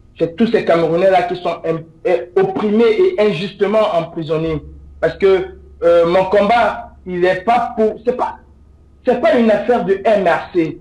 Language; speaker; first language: French; native; French